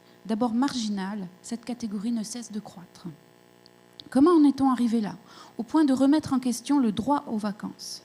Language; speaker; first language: French; native; French